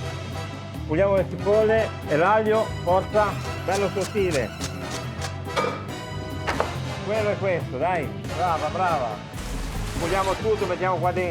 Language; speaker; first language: Italian; native; Italian